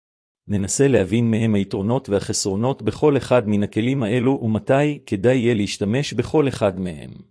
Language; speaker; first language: Hebrew; native; Hebrew